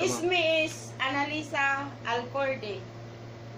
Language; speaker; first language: Arabic; non-native, learner; Filipino